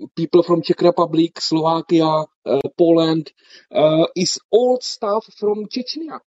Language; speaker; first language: English; non-native, fluent; Czech